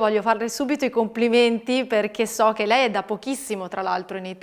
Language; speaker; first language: Italian; native; Italian